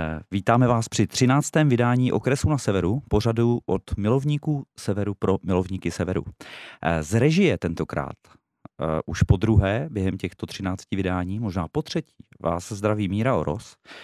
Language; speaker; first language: Czech; native; Czech